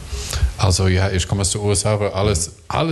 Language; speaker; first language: German; non-native, learner; English